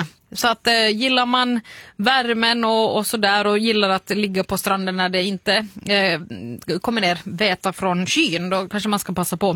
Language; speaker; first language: Swedish; native; Swedish